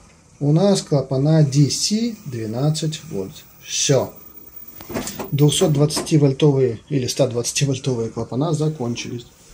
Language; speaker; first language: Russian; native; Russian